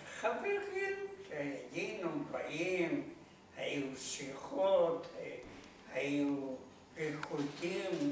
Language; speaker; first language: Hebrew; non-native, learner; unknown